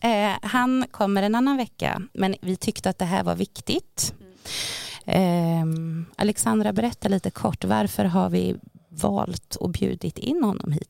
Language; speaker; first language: Swedish; native; Swedish